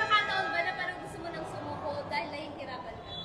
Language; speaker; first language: Filipino; native; Filipino